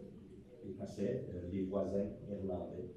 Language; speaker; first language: French; native; French